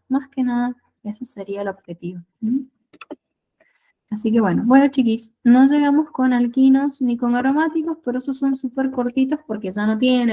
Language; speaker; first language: Spanish; native; Spanish